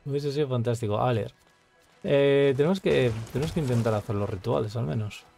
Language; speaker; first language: Spanish; native; Spanish